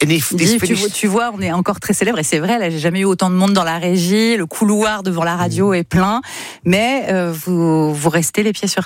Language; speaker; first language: French; native; French